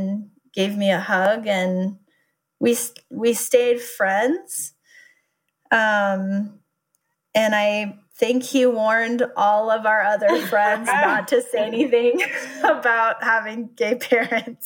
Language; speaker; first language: English; native; English